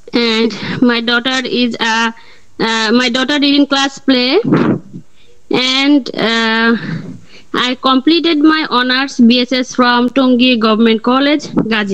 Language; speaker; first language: English; non-native, learner; Bangla